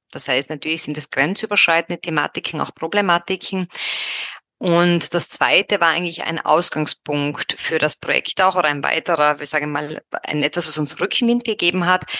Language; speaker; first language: German; native; German